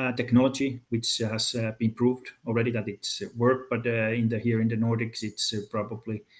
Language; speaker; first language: English; non-native, fluent; Finnish